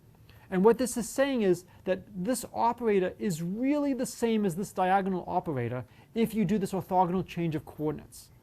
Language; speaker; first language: English; native; English